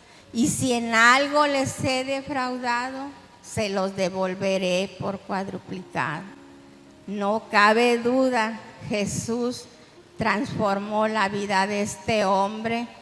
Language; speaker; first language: Spanish; native; Spanish